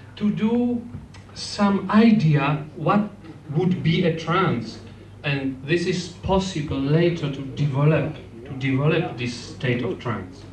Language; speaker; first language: English; non-native, fluent; Czech